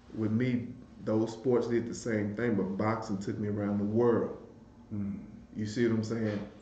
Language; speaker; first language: English; native; English